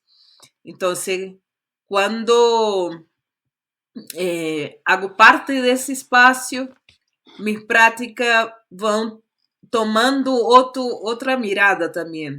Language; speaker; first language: Spanish; non-native, fluent; Portuguese